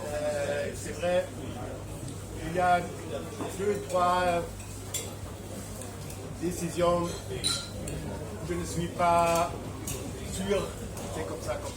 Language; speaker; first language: French; non-native, fluent; German